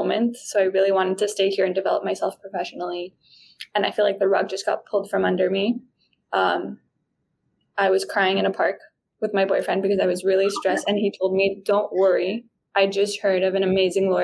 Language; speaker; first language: English; non-native, fluent; Spanish